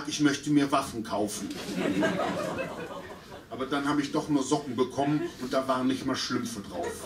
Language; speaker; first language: German; native; German